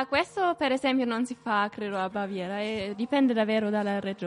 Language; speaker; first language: Italian; non-native, learner; German